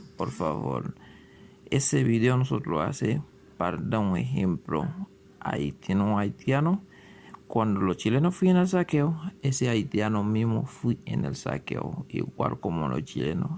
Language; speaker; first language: Spanish; non-native, learner; Haitian Creole